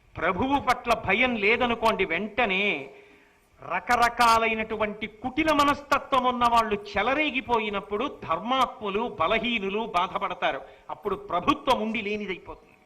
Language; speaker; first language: Telugu; native; Telugu